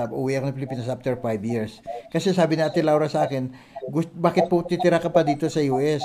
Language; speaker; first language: Filipino; non-native, local second language; Cebuano